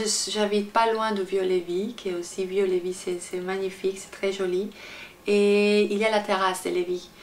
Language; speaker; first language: French; non-native, fluent; Spanish